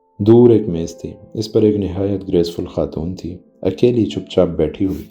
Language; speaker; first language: Urdu; non-native, local second language; Punjabi